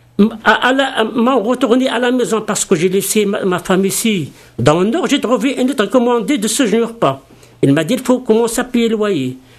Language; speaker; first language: French; non-native, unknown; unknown